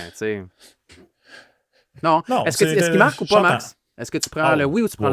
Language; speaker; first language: French; native; French